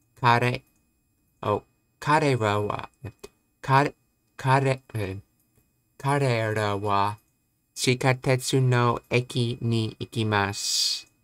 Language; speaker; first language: Japanese; non-native, learner; English